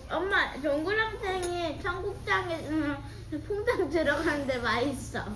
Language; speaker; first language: Korean; early bilingual, other home language; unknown